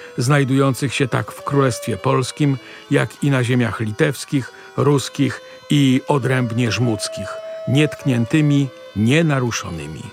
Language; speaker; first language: Polish; native; Polish